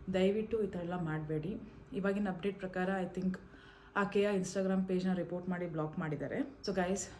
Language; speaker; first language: Kannada; non-native, local second language; Malayalam